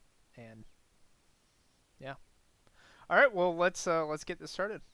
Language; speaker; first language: English; native; English